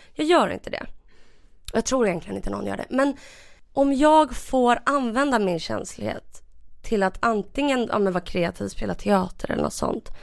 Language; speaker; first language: Swedish; early bilingual, other home language; Russian